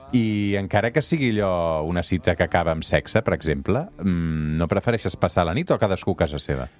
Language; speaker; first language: Catalan; native; Catalan